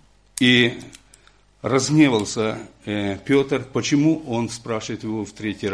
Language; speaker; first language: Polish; non-native, learner; Ukrainian